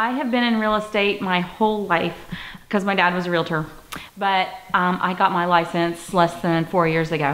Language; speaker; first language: English; native; English